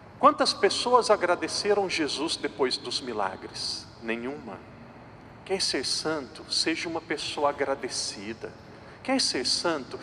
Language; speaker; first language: Portuguese; native; Portuguese